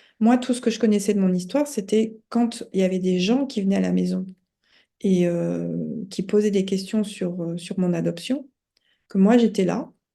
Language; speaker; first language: French; native; French